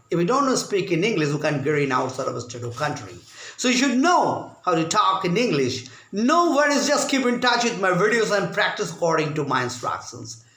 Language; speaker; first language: English; non-native, local second language; Bangla